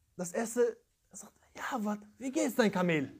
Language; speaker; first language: German; early bilingual, other home language; Turkish